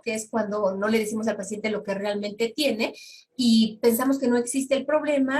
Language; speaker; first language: Spanish; native; Spanish